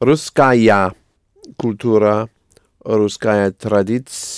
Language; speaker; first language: Russian; non-native, learner; English